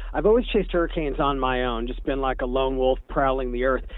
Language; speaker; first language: English; native; English